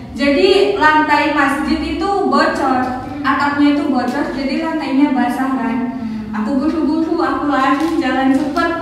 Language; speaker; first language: Indonesian; native; Indonesian